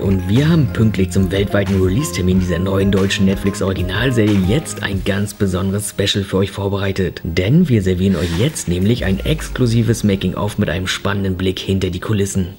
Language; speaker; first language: German; native; German